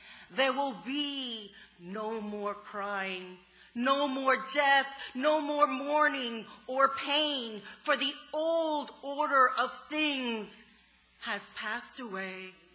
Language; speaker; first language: English; native; English